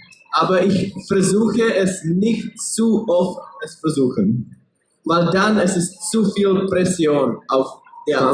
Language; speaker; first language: German; non-native, learner; Czech